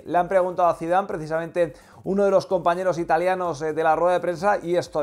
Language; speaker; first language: Spanish; native; Spanish